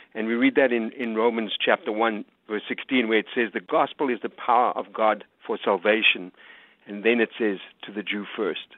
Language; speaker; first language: English; native; English